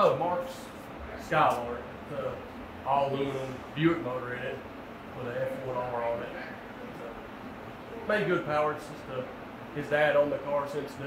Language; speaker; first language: English; native; English